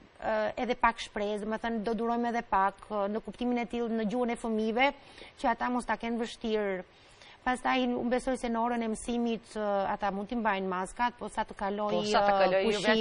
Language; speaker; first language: Albanian; native; Albanian